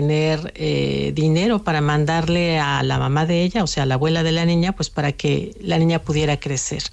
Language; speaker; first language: Spanish; native; Spanish